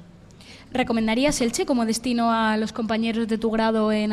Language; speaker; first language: Spanish; native; Spanish